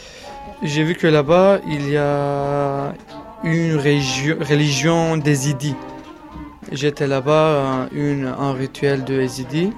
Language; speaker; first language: French; non-native, learner; Kurdish